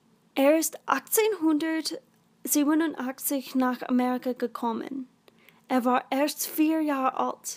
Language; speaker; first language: German; non-native, learner; English